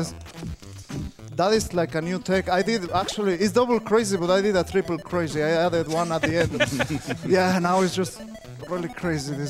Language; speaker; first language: English; non-native, fluent; Spanish